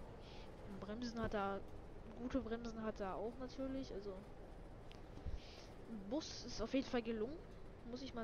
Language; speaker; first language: German; native; German